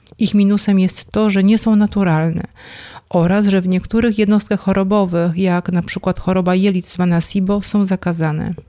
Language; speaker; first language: Polish; native; Polish